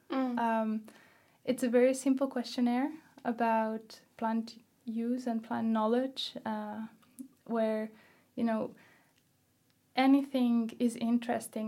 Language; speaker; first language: English; non-native, fluent; Spanish